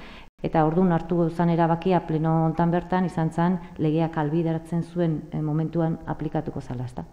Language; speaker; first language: Basque; native; Basque